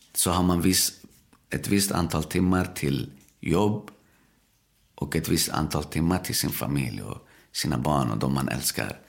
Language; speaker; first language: Swedish; early bilingual, other home language; Spanish